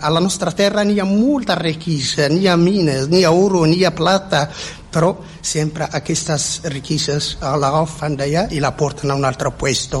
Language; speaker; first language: Catalan; non-native, fluent; Berber languages